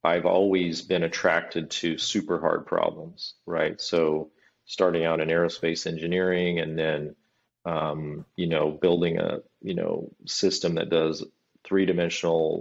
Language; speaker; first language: English; native; English